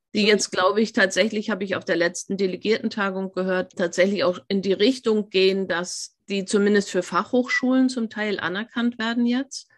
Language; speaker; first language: German; native; German